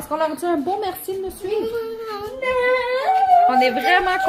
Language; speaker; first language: French; native; French